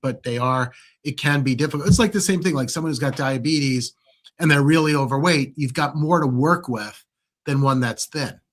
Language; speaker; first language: English; native; English